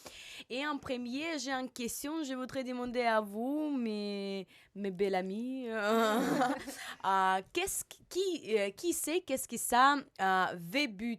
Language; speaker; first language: French; non-native, learner; Russian